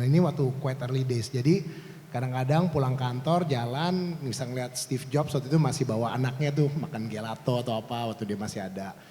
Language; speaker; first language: Indonesian; native; Indonesian